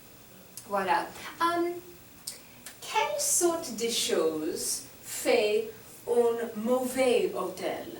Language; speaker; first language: French; non-native, fluent; English